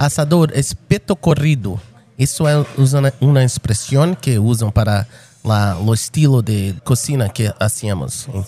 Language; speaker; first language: Spanish; non-native, fluent; Portuguese